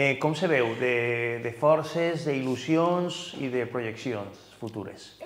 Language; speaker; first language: Catalan; native; Catalan